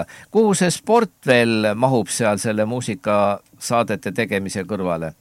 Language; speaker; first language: Estonian; native; Estonian